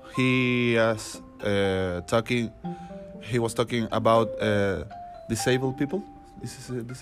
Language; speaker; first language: English; non-native, learner; Spanish